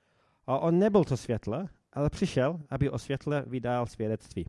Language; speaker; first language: Czech; non-native, fluent; English